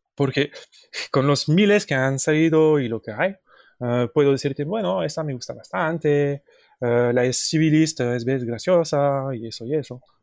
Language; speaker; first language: Spanish; non-native, fluent; French